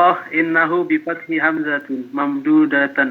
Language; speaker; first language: Arabic; non-native, fluent; Indonesian